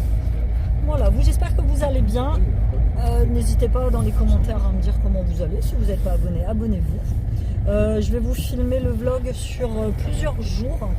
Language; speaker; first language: French; native; French